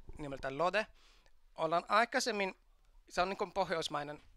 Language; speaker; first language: Finnish; non-native, fluent; Swedish